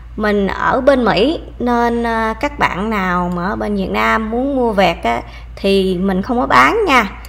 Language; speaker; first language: Vietnamese; early bilingual, heritage; Vietnamese